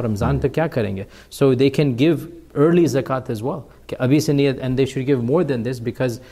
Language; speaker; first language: Urdu; early bilingual, heritage; Urdu